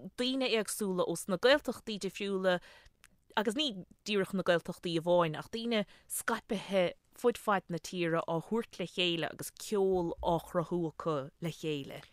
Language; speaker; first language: Irish; native; Irish